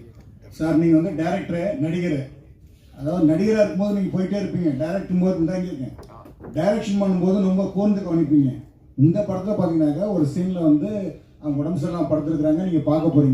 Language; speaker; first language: Tamil; native; Tamil